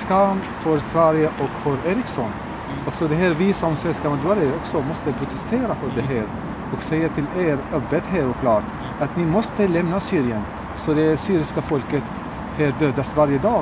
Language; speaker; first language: Swedish; non-native, fluent; Arabic